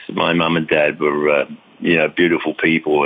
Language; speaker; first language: English; native; English